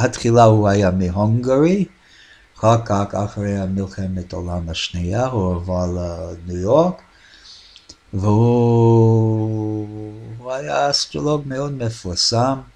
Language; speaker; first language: Hebrew; non-native, fluent; English